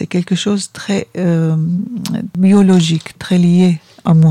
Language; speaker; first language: French; non-native, fluent; Arabic